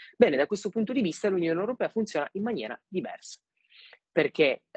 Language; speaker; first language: Italian; native; Italian